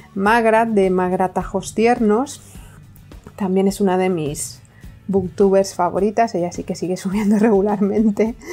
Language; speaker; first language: Spanish; native; Spanish